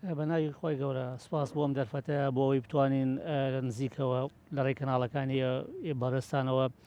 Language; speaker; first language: Central Kurdish; native; Central Kurdish